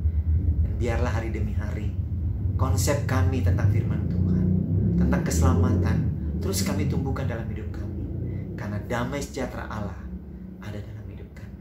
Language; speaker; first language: Indonesian; native; Indonesian